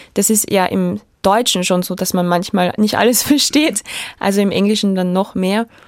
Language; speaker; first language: German; native; German